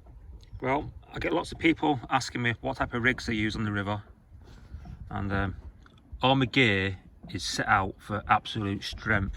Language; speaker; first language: English; native; English